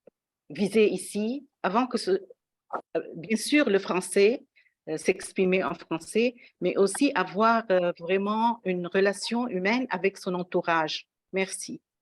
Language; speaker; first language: French; non-native, local second language; Arabic